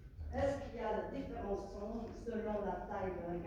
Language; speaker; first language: French; non-native, fluent; Vietnamese